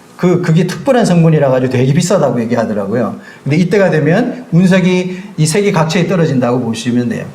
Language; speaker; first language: Korean; native; Korean